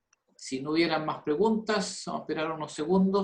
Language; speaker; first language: Spanish; native; Spanish